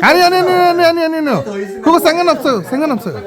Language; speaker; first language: Korean; non-native, learner; Bangla